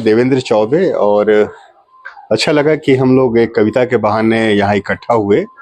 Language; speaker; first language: Hindi; native; Hindi